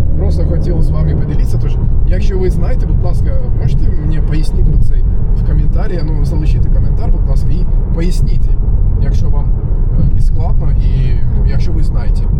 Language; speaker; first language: Ukrainian; non-native, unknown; Turkish